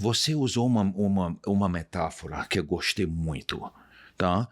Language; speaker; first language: Portuguese; non-native, fluent; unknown